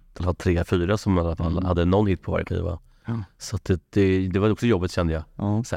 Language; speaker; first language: Swedish; native; Swedish